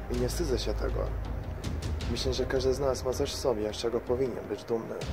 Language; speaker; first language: Polish; non-native, fluent; Croatian